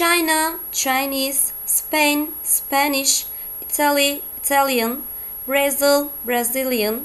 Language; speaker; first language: English; non-native, fluent; Turkish